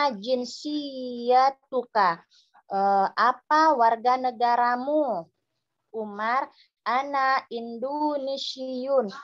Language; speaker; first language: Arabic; non-native, learner; Indonesian